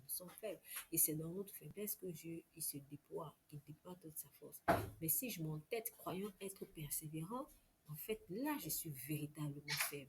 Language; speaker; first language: French; native; French